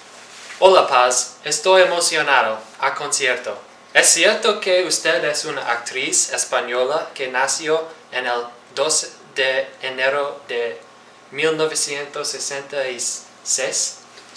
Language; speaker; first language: Spanish; non-native, learner; English